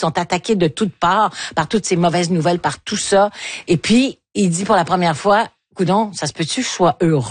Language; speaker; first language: French; native; French